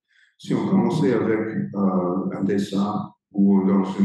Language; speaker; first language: French; non-native, fluent; English